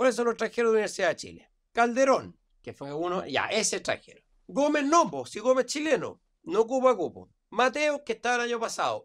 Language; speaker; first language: Spanish; native; Spanish